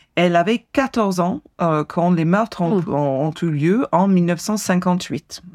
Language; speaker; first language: French; non-native, fluent; English